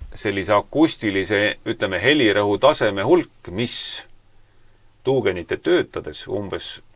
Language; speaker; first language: Estonian; native; Estonian